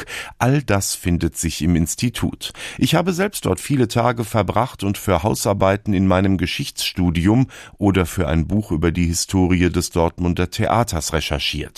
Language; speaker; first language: German; native; German